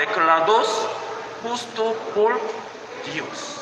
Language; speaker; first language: Spanish; non-native, learner; Korean